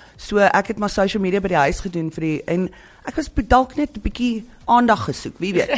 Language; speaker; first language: Afrikaans; early bilingual, heritage; Afrikaans